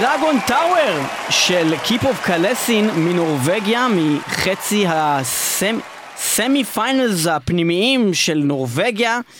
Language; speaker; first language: Hebrew; native; Hebrew